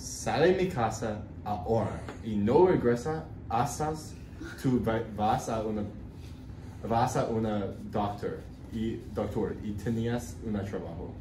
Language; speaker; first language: Spanish; non-native, learner; English